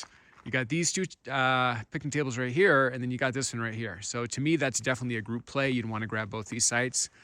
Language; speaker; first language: English; native; English